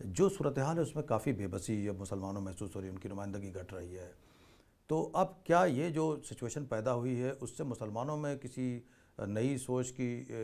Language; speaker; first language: Urdu; native; Urdu